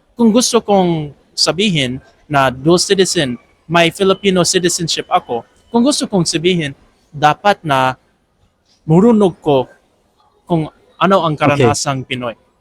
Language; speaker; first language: Filipino; non-native, fluent; English